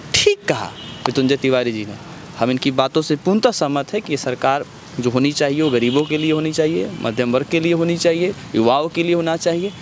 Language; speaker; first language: Hindi; native; Hindi